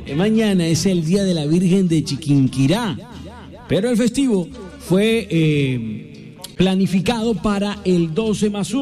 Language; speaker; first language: Spanish; native; Spanish